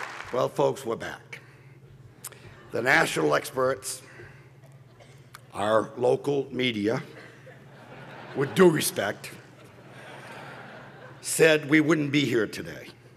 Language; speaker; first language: English; early bilingual, other home language; French